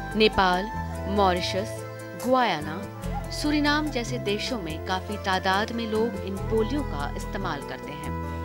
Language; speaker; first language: Hindi; native; Hindi